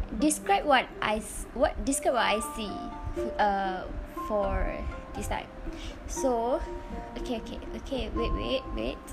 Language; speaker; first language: English; non-native, learner; Malay